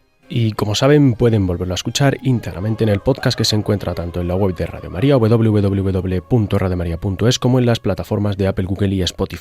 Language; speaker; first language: Spanish; native; Spanish